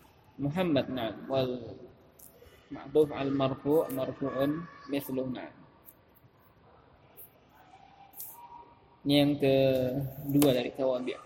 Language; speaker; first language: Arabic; non-native, fluent; Indonesian